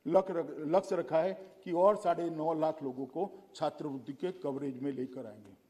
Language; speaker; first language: Hindi; non-native, local second language; Gujarati